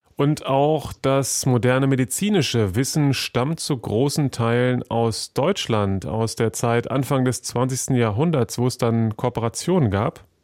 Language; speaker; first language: German; native; German